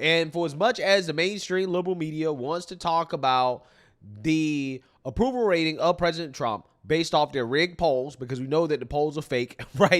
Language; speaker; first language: English; native; English